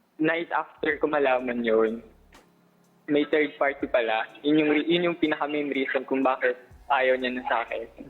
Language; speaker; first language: Filipino; native; Filipino